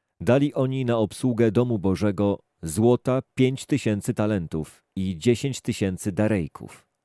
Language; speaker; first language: Polish; native; Polish